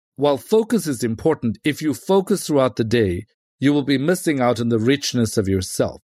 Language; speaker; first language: English; native; English